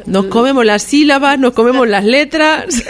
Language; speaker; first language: Spanish; native; Spanish